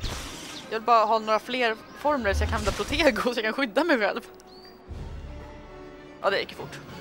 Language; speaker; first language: Swedish; native; Swedish